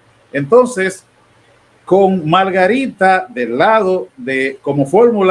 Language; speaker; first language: Spanish; native; Spanish